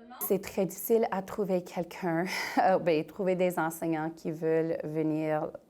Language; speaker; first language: French; non-native, local second language; English